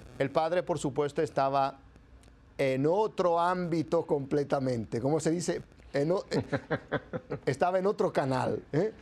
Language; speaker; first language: Spanish; non-native, fluent; Italian